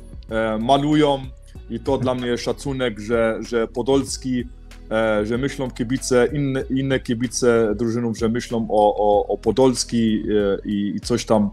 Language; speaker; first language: Polish; early bilingual, heritage; Polish